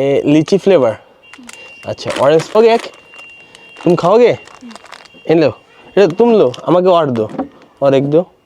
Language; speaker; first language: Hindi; non-native, learner; Bangla